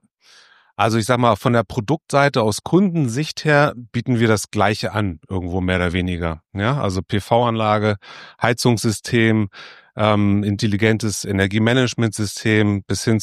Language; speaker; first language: German; native; German